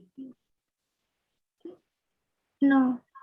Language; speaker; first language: English; non-native, learner; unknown